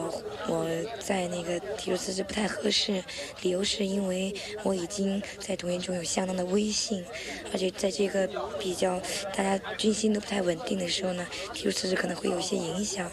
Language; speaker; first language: Chinese; native; Chinese